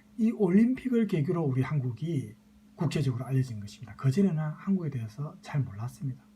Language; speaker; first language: Korean; native; Korean